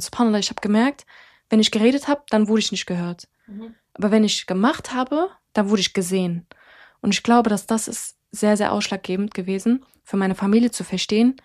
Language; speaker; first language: German; early bilingual, other home language; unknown